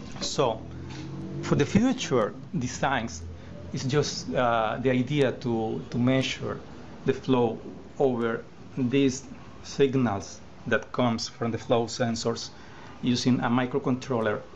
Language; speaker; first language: English; non-native, learner; Spanish